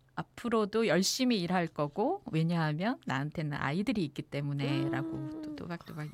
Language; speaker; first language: Korean; native; Korean